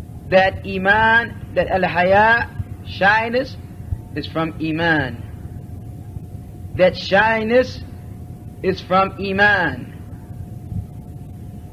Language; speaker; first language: English; native; English